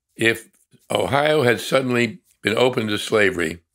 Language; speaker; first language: English; native; English